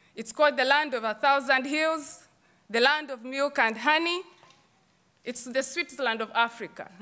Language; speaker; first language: English; non-native, local second language; Kinyarwanda